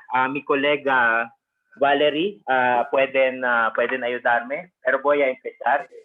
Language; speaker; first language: Spanish; non-native, fluent; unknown